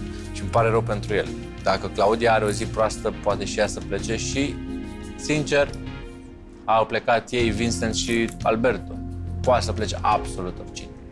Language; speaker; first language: Romanian; native; Romanian